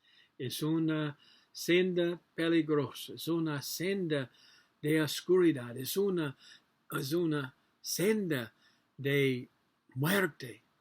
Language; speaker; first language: Spanish; non-native, learner; English